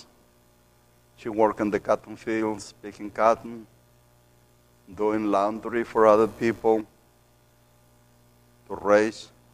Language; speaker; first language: English; non-native, fluent; Spanish